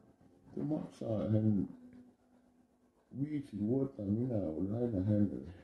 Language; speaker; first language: Finnish; non-native, learner; Thai